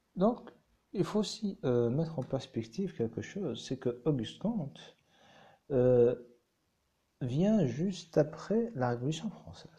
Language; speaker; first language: French; non-native, local second language; Arabic